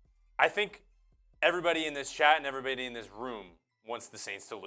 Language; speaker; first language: English; native; English